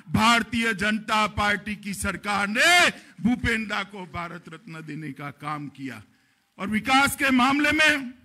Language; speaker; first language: Hindi; non-native, local second language; Gujarati